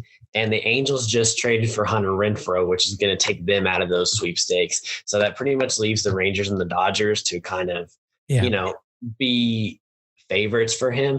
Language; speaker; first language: English; native; English